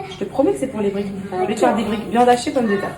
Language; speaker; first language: French; native; French